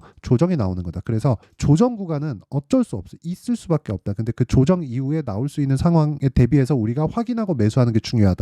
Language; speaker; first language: Korean; native; Korean